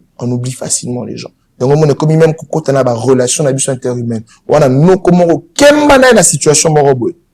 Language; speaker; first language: French; non-native, local second language; Lingala